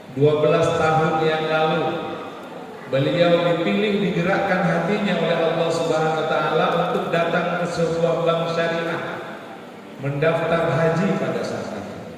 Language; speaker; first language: Indonesian; non-native, local second language; Madurese